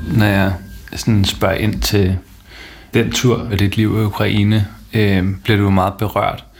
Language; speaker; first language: Danish; native; Danish